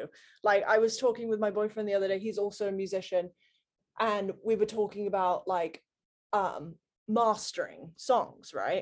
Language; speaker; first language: English; native; English